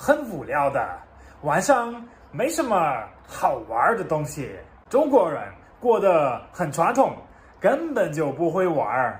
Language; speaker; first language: Chinese; non-native, fluent; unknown